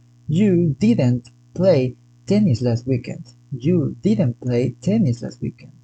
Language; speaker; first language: English; non-native, fluent; Spanish